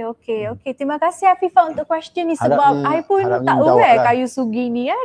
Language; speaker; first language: Malay; native; Malay